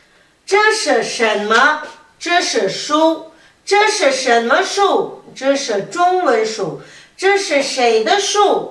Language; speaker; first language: Chinese; non-native, fluent; Kazakh